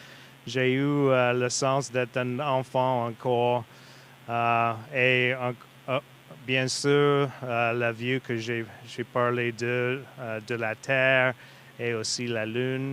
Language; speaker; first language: French; non-native, learner; English